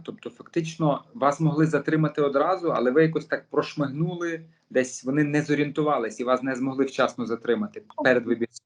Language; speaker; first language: Ukrainian; native; Ukrainian